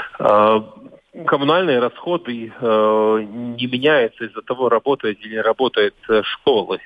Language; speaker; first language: Russian; non-native, local second language; Latvian